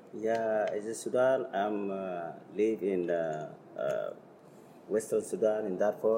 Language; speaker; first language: English; non-native, learner; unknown